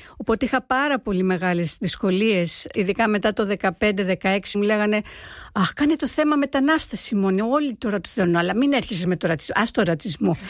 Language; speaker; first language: Greek; early bilingual, heritage; Greek